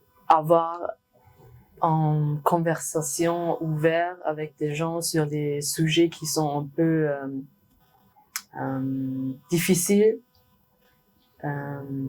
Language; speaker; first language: French; non-native, learner; German